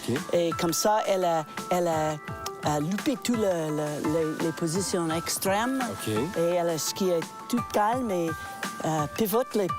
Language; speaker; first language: French; non-native, local second language; English